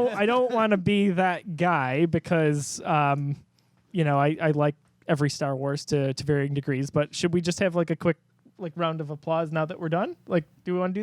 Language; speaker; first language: English; native; English